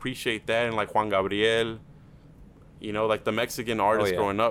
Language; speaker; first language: English; early bilingual, other home language; Spanish